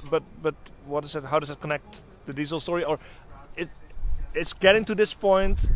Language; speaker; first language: English; non-native, fluent; Dutch